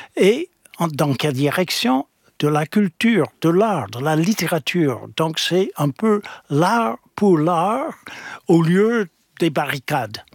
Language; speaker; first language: French; non-native, fluent; English